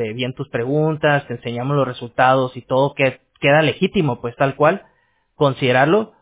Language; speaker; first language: Spanish; native; Spanish